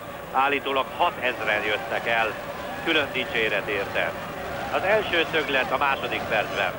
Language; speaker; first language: Hungarian; native; Hungarian